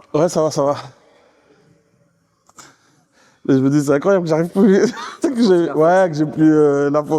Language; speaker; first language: French; native; French